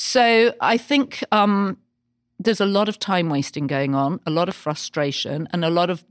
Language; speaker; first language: English; native; English